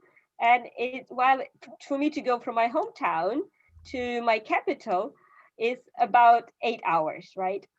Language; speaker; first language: English; non-native, fluent; Russian